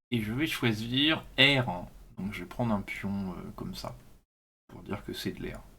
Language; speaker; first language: French; native; French